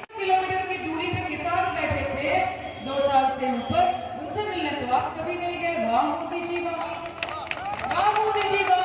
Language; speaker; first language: Hindi; non-native, local second language; Bangla